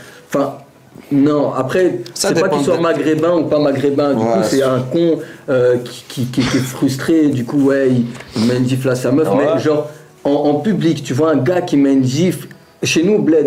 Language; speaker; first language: French; early bilingual, other home language; Arabic